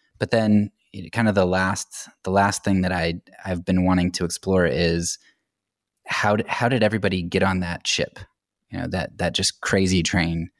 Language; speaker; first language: English; native; English